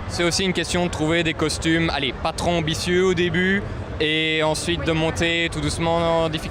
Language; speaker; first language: French; native; French